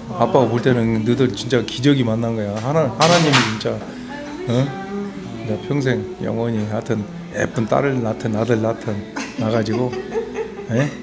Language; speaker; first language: Korean; native; Korean